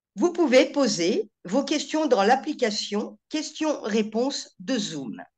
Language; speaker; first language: French; native; French